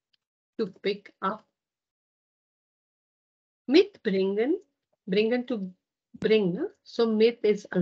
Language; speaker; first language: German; non-native, fluent; Hindi